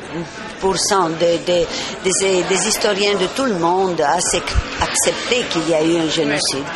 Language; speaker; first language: French; non-native, fluent; Italian